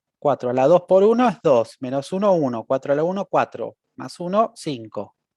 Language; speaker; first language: Spanish; native; Spanish